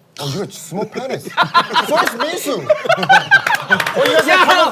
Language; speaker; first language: English; non-native, learner; Korean